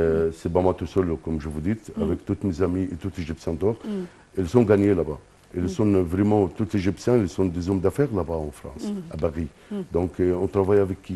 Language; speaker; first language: French; non-native, fluent; Arabic